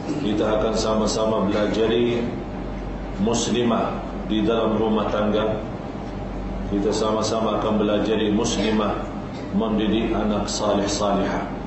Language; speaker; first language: Malay; non-native, fluent; Arabic